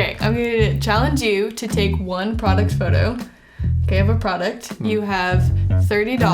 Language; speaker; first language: English; native; English